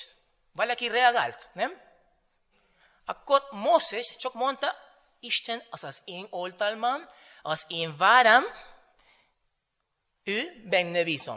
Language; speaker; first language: Hungarian; non-native, learner; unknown